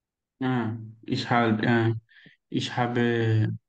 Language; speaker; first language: German; non-native, learner; Portuguese